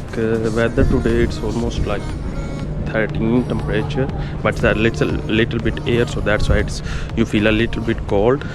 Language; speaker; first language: English; non-native, learner; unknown